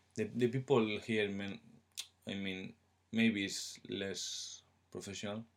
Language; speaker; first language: English; non-native, learner; Spanish